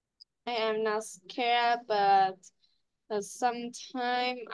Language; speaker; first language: English; non-native, learner; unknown